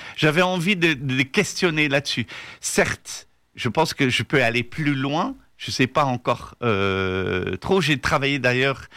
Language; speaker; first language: French; non-native, local second language; Dutch